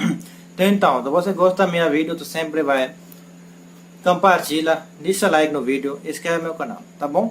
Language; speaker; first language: Portuguese; non-native, learner; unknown